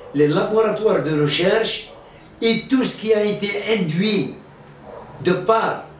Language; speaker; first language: French; non-native, local second language; Arabic